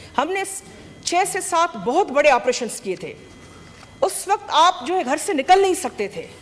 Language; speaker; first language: Urdu; non-native, local second language; Sindhi